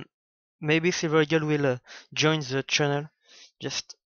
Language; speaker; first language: English; non-native, learner; French